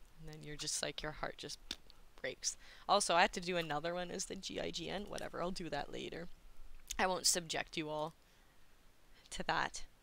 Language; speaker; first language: English; native; English